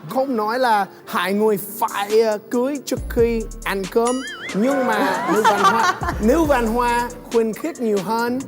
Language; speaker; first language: Vietnamese; non-native, learner; English